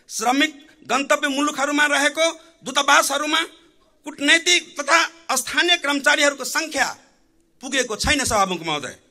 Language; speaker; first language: Nepali; non-native, local second language; Maithili